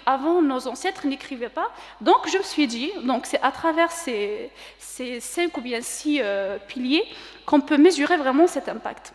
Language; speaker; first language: French; non-native, local second language; Kabyle